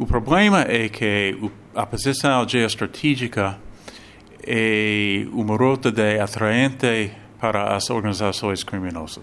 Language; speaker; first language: Portuguese; non-native, learner; English